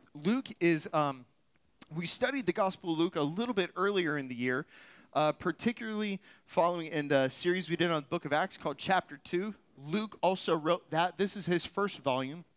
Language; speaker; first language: English; native; English